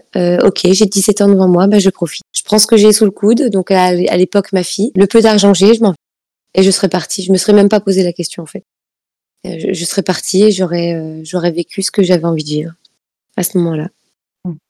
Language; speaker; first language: French; native; French